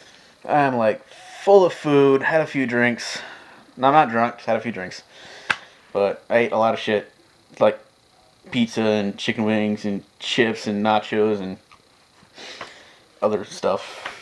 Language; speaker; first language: English; native; English